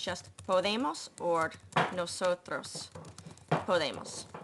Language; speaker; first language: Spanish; non-native, fluent; English